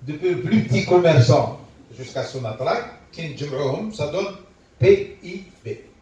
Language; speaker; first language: French; non-native, local second language; Arabic